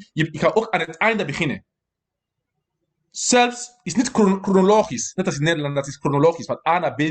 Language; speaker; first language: Dutch; non-native, fluent; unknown